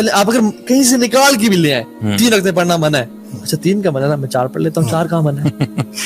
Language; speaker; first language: Urdu; native; Urdu